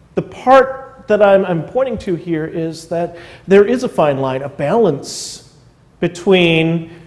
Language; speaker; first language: English; native; English